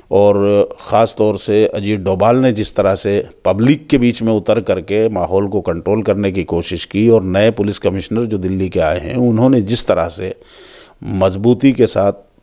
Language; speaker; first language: Hindi; native; Hindi